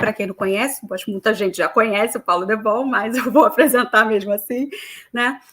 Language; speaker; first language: Portuguese; native; Portuguese